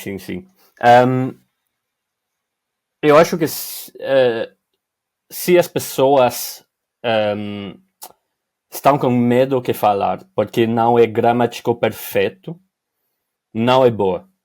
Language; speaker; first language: Portuguese; non-native, learner; French